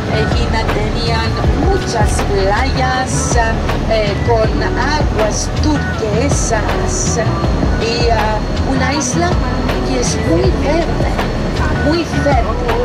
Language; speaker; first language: Spanish; non-native, learner; Greek